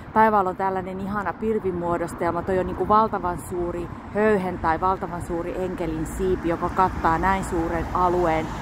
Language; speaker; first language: Finnish; native; Finnish